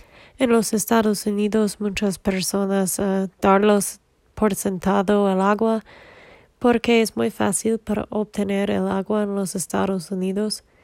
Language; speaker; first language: Spanish; non-native, learner; English